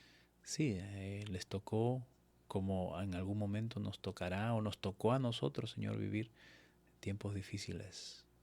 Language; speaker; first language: Spanish; native; Spanish